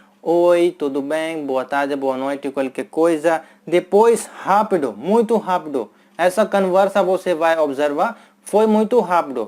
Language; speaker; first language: Portuguese; non-native, fluent; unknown